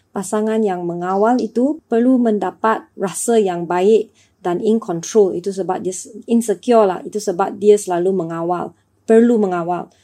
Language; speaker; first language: Malay; non-native, local second language; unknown